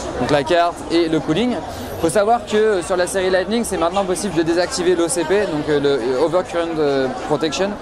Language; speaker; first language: French; native; French